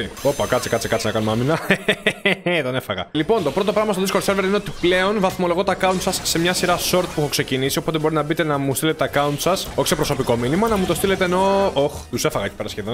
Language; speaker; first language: Greek; native; Greek